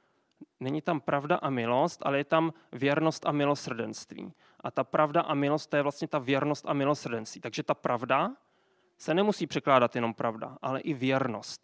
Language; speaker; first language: Czech; native; Czech